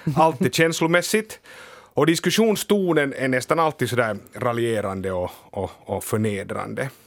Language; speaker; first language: Swedish; native; Swedish